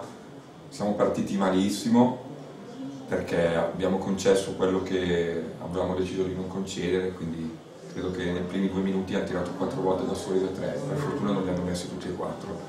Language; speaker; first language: Italian; native; Italian